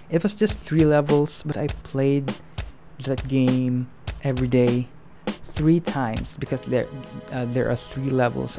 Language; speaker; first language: English; non-native, local second language; Hiligaynon